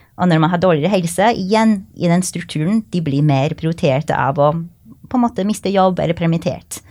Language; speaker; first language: Norwegian; non-native, fluent; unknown